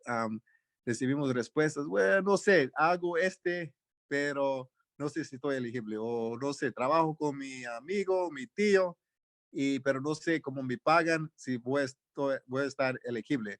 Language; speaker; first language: Spanish; early bilingual, heritage; Spanish